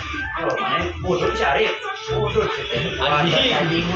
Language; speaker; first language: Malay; non-native, local second language; Sundanese